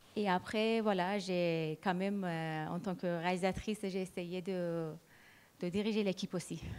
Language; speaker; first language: French; non-native, fluent; Persian